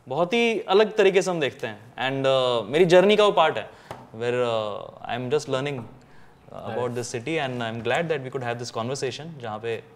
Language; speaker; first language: Hindi; native; Hindi